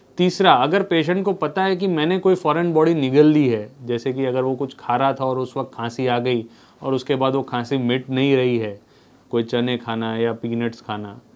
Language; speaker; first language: Hindi; non-native, local second language; Gujarati